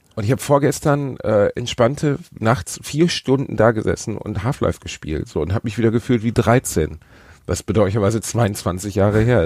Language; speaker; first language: German; native; German